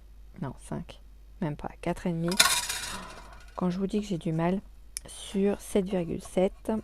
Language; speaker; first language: French; native; French